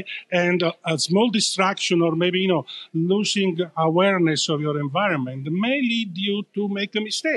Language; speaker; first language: English; non-native, fluent; Italian